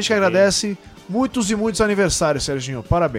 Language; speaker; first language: Portuguese; native; Portuguese